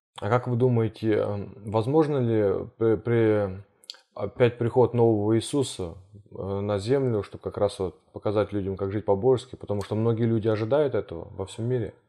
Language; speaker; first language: Russian; early bilingual, heritage; Russian